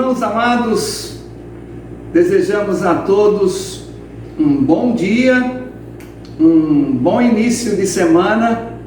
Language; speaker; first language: Portuguese; native; Portuguese